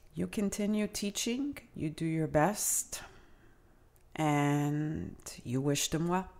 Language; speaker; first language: English; non-native, fluent; Italian